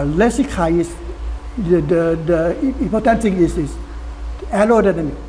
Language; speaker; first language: English; non-native, learner; Thai